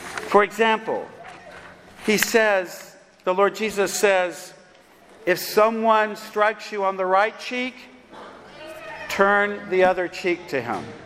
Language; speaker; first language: English; native; English